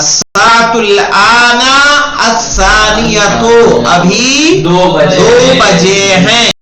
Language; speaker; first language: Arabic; non-native, fluent; Urdu